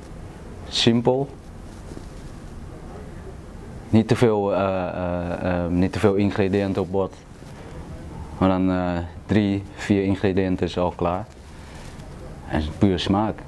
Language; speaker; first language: Dutch; non-native, fluent; Thai